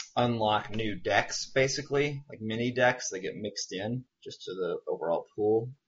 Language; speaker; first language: English; native; English